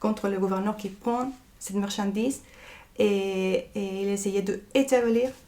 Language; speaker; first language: French; non-native, fluent; Spanish